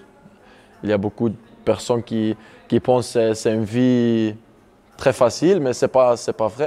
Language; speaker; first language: French; non-native, local second language; Dutch